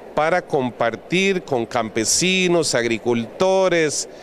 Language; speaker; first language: Spanish; native; Spanish